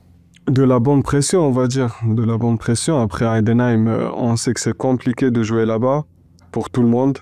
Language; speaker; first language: French; non-native, local second language; Arabic